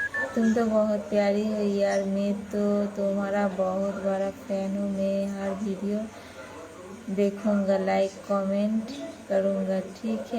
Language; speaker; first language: Hindi; non-native, local second language; Bangla